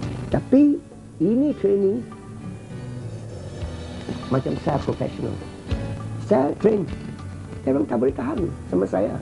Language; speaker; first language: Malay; non-native, local second language; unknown